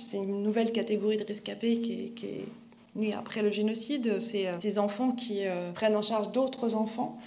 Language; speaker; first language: French; native; French